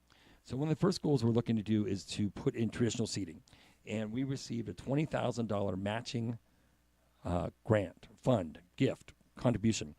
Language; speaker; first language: English; native; English